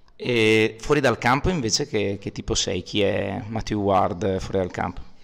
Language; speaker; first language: Italian; native; Italian